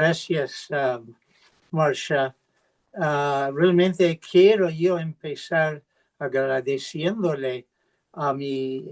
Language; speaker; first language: Spanish; non-native, fluent; English